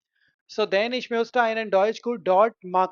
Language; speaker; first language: German; non-native, local second language; Hindi